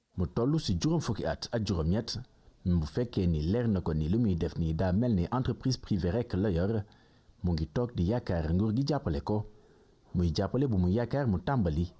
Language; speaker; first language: Wolof; native; Wolof